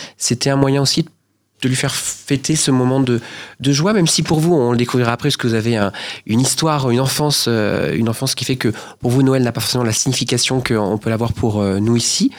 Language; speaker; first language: French; native; French